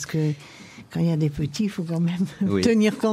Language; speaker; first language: French; native; French